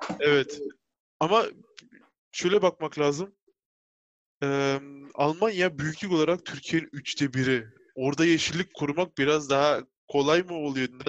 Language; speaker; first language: Turkish; early bilingual, heritage; Turkish